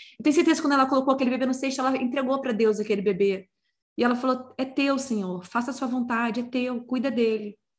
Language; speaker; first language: Portuguese; native; Portuguese